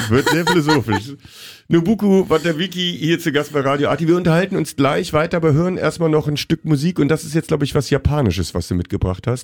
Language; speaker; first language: German; native; German